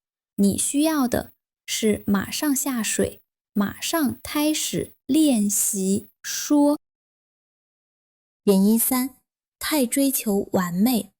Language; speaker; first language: Chinese; non-native, fluent; Vietnamese